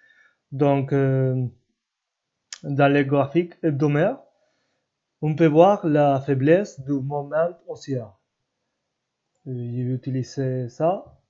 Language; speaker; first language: French; non-native, learner; Spanish